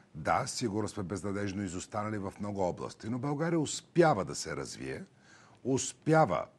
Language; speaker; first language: Bulgarian; native; Bulgarian